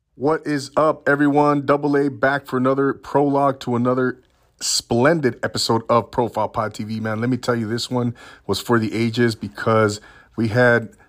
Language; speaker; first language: English; early bilingual, other home language; Spanish